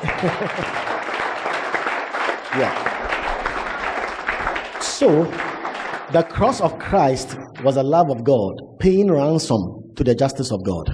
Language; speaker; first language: English; non-native, local second language; Akan